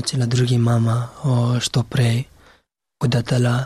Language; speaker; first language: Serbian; non-native, learner; Pashto